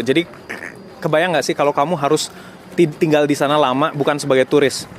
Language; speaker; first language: Indonesian; early bilingual, heritage; Indonesian